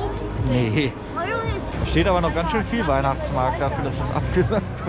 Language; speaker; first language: German; native; German